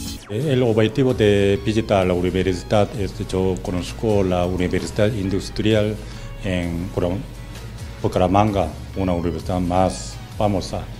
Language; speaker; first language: Spanish; non-native, learner; Korean